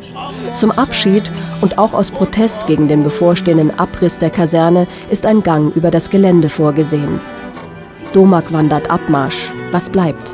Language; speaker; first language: German; native; German